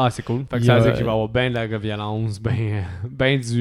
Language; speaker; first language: French; native; French